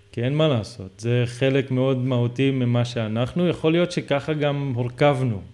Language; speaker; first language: Hebrew; native; Hebrew